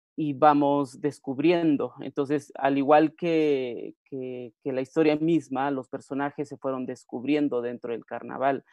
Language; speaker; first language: Spanish; non-native, local second language; Mixtepec Mixtec